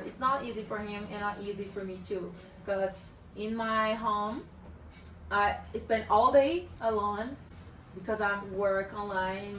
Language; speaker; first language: English; non-native, learner; Portuguese